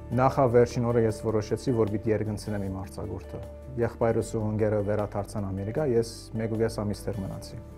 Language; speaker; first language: Armenian; early bilingual, heritage; Armenian